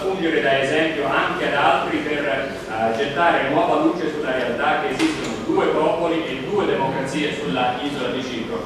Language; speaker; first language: Italian; native; Italian